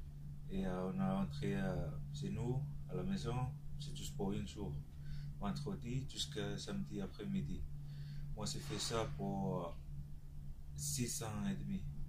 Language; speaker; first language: French; non-native, learner; Tongan